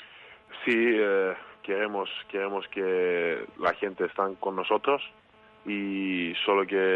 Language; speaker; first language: Spanish; non-native, learner; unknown